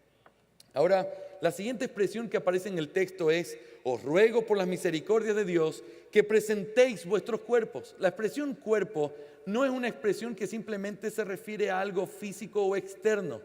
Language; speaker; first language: Spanish; native; Spanish